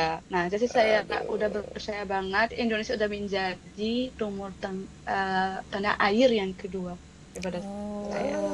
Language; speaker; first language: Indonesian; non-native, fluent; Arabic